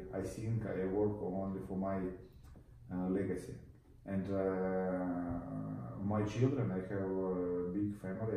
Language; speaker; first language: English; non-native, learner; Russian